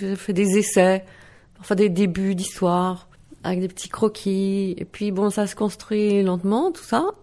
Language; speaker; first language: French; non-native, local second language; Dutch